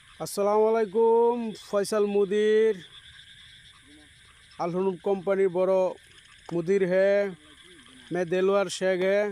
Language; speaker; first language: Hindi; non-native, learner; Bangla